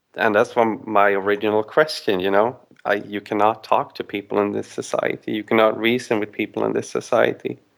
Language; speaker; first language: English; non-native, fluent; Swedish